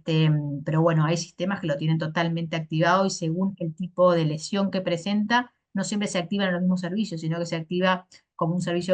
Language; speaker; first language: Spanish; native; Spanish